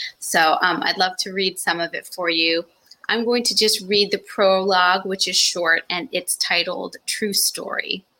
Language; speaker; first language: English; native; English